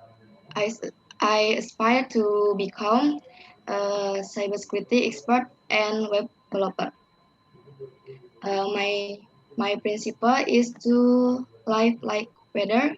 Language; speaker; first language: English; non-native, learner; Indonesian